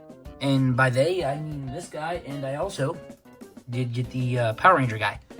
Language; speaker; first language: English; native; English